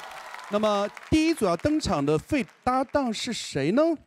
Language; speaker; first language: Chinese; native; Chinese